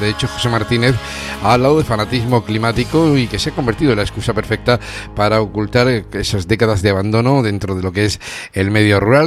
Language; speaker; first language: Spanish; native; Spanish